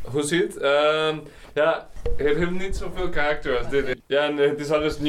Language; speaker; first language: Dutch; non-native, learner; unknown